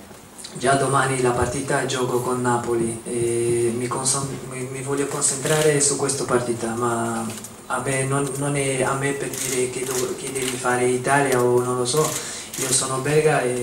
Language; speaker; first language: Italian; non-native, fluent; Dutch